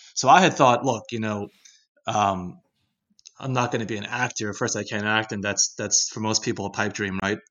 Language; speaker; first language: English; native; English